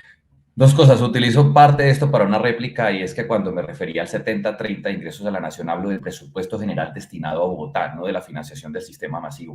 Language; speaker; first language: Spanish; native; Spanish